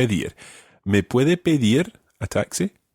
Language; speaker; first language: Spanish; non-native, fluent; English